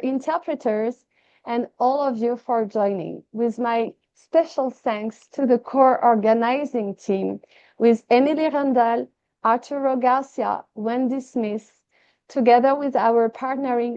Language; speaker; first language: English; non-native, fluent; French